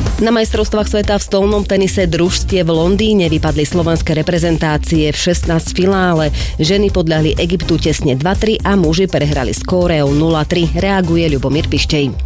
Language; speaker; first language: Slovak; native; Slovak